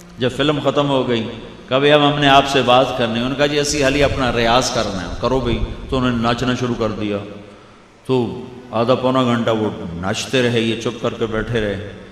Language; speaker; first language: Urdu; non-native, local second language; Punjabi